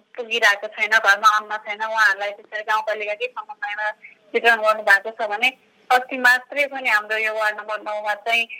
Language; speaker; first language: Nepali; native; Nepali